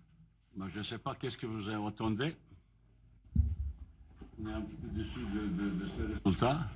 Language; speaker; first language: French; non-native, learner; Bosnian